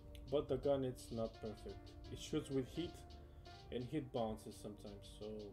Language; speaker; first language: English; non-native, fluent; Romanian